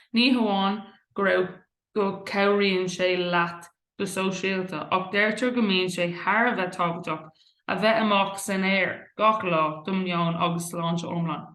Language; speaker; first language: Irish; non-native, local second language; English